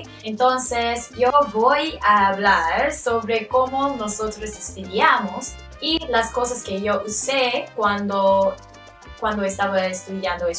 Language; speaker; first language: Spanish; non-native, learner; English